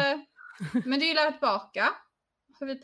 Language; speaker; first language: Swedish; non-native, fluent; Polish